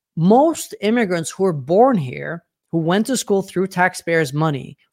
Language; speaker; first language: English; non-native, fluent; Arabic